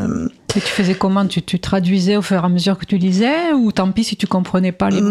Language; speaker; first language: French; native; French